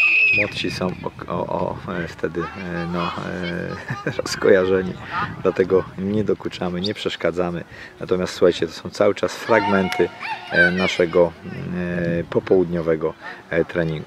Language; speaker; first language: Polish; native; Polish